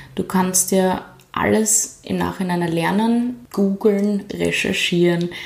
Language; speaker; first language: German; native; German